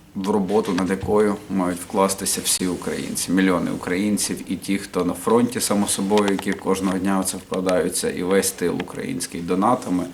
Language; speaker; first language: Ukrainian; native; Ukrainian